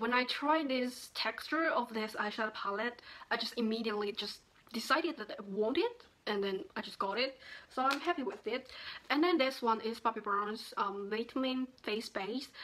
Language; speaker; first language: English; non-native, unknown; Chinese